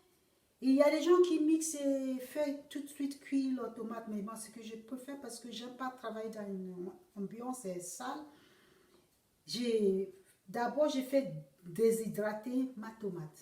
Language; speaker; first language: French; non-native, learner; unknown